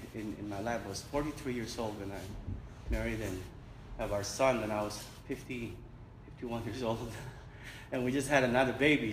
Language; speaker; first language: English; non-native, local second language; Filipino